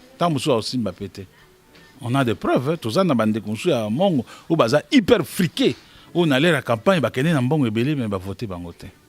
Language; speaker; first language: Lingala; native; Lingala